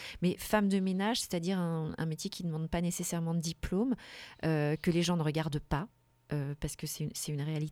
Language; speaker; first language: French; native; French